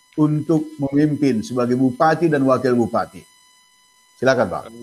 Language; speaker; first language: Indonesian; non-native, local second language; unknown